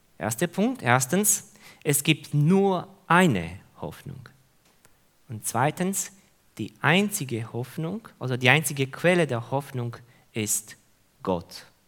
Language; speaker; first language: German; non-native, fluent; Hungarian